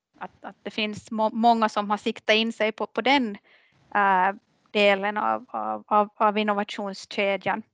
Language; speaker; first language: Swedish; native; Swedish